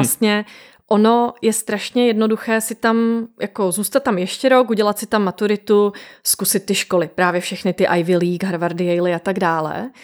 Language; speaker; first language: Czech; native; Czech